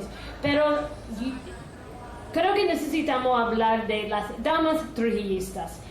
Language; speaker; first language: Spanish; non-native, fluent; English